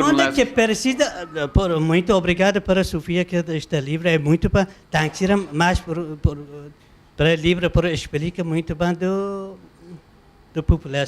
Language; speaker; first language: Portuguese; non-native, learner; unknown